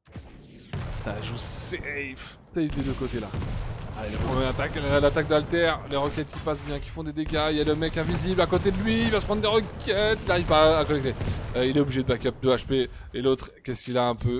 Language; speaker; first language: French; native; French